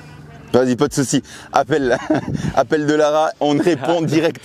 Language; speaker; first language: French; native; French